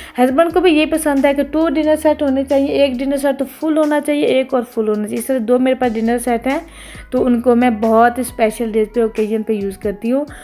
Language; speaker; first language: Urdu; non-native, local second language; Punjabi